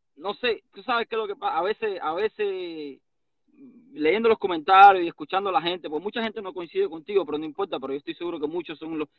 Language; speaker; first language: Spanish; native; Spanish